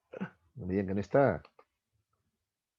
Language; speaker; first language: Spanish; native; Spanish